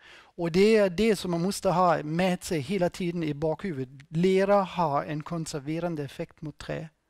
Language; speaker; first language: Swedish; non-native, fluent; German